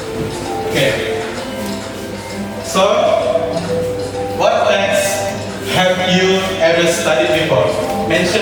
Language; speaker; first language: English; non-native, fluent; Indonesian